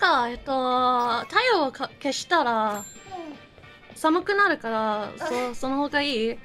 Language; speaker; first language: Japanese; non-native, learner; English